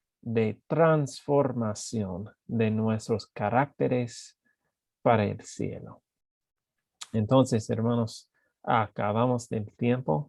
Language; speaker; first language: Spanish; non-native, fluent; English